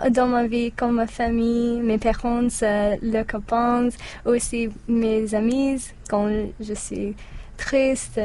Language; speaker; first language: French; non-native, learner; English